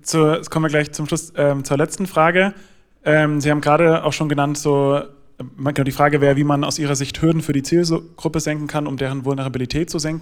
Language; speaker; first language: German; native; German